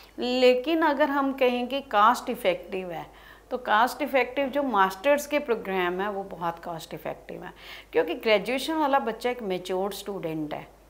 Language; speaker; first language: Hindi; non-native, local second language; Punjabi